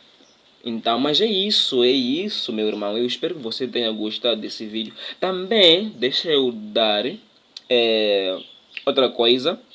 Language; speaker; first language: Portuguese; non-native, local second language; Tsonga